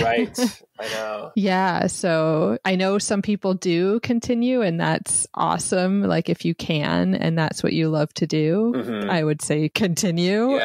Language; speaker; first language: English; native; English